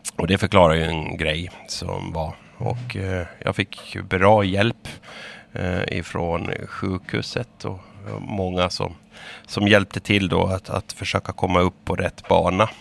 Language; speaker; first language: Swedish; native; Swedish